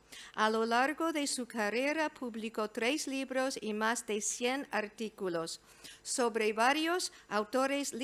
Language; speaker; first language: Spanish; non-native, fluent; English